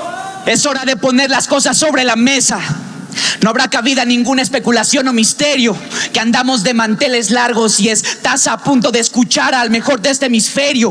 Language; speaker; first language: Spanish; native; Spanish